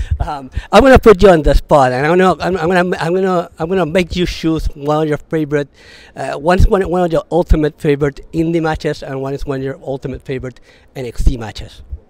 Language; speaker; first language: English; non-native, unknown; Spanish